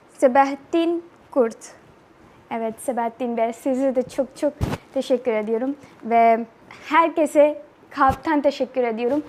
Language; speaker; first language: Turkish; non-native, learner; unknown